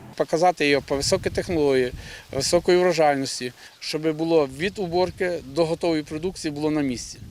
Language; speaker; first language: Ukrainian; native; Ukrainian